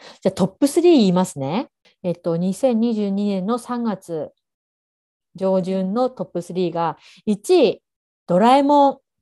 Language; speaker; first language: Japanese; native; Japanese